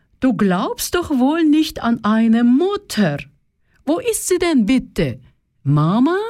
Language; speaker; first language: German; non-native, fluent; Russian